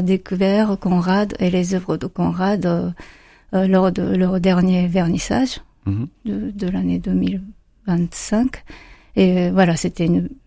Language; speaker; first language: French; non-native, fluent; Japanese